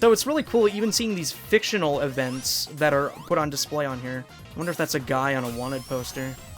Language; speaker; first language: English; native; English